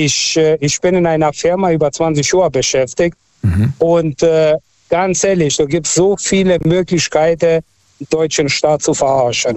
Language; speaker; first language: German; non-native, fluent; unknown